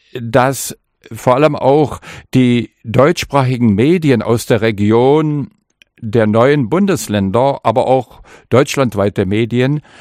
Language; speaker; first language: German; non-native, local second language; Upper Sorbian